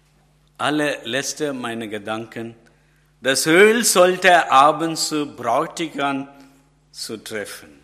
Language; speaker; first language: German; non-native, learner; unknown